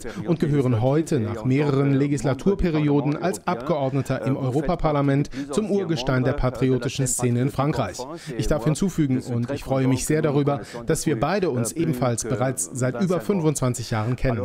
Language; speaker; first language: German; native; German